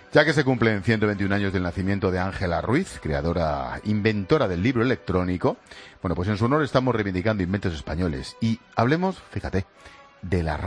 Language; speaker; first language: Spanish; native; Spanish